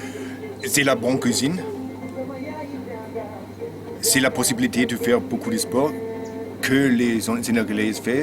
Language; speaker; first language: French; non-native, learner; German